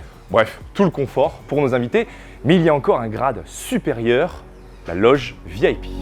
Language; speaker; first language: French; native; French